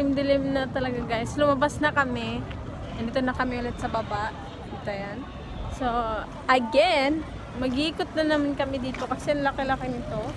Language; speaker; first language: Filipino; non-native, local second language; Cebuano